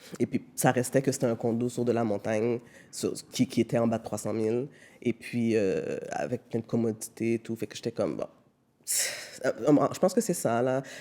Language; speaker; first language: French; native; French